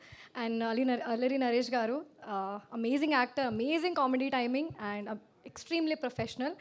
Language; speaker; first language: Telugu; non-native, learner; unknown